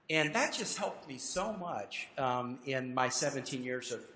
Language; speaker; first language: English; native; English